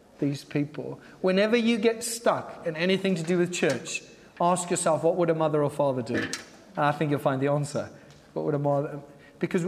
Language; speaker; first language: English; native; English